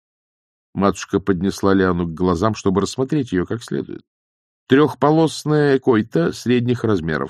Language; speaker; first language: Russian; native; Russian